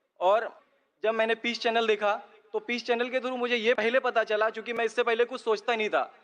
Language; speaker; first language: Hindi; native; Hindi